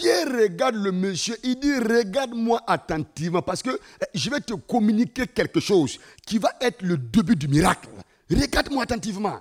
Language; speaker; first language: French; non-native, local second language; Mossi